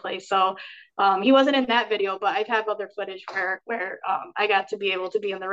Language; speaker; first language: English; native; English